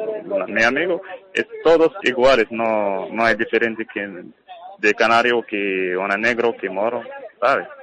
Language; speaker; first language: Spanish; non-native, learner; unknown